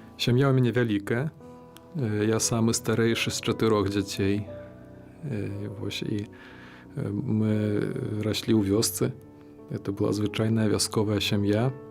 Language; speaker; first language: Belarusian; native; Belarusian